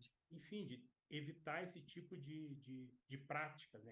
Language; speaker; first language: Portuguese; native; Portuguese